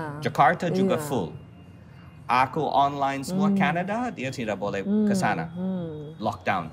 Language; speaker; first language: Indonesian; non-native, fluent; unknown